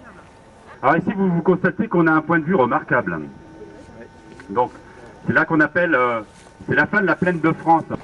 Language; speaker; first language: French; native; French